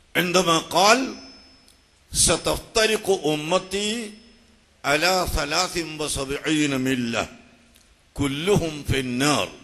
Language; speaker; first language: Arabic; non-native, fluent; Malayalam